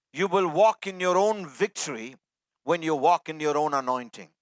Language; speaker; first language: English; non-native, local second language; Tamil